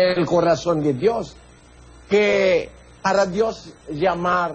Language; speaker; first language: Spanish; non-native, learner; Filipino